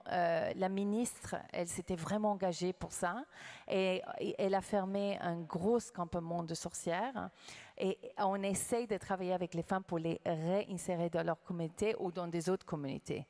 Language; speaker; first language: French; non-native, fluent; English